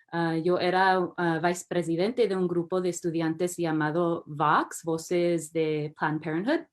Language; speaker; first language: Spanish; early bilingual, heritage; English